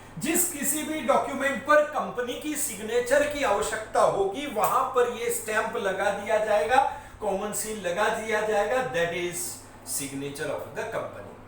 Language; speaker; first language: Hindi; native; Hindi